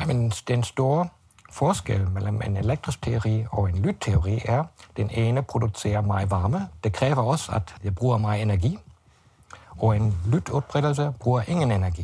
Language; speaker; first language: Danish; non-native, fluent; German